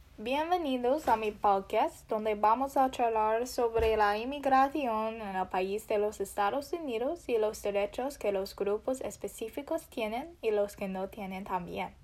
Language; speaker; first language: Spanish; non-native, learner; English